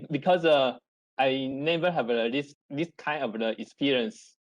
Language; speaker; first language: English; non-native, learner; Chinese